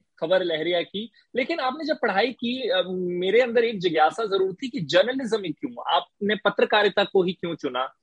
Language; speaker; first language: Hindi; native; Hindi